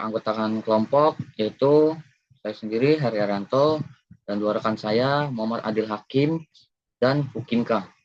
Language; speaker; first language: Indonesian; native; Indonesian